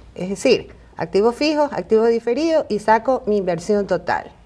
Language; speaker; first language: Spanish; native; Spanish